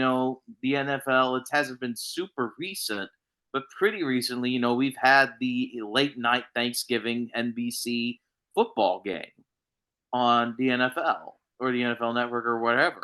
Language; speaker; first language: English; native; English